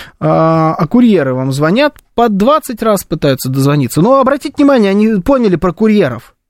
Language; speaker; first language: Russian; native; Russian